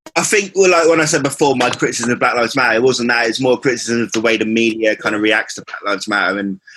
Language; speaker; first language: English; native; English